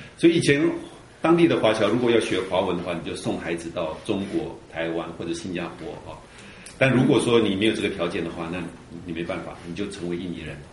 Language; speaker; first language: Chinese; early bilingual, heritage; Chinese